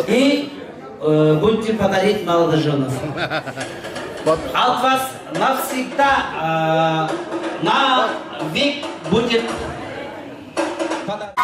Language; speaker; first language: Russian; non-native, local second language; Kyrgyz